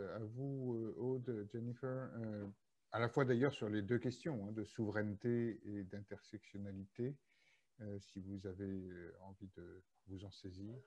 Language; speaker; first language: French; native; French